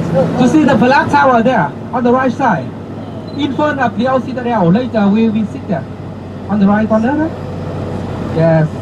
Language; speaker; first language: English; non-native, learner; Vietnamese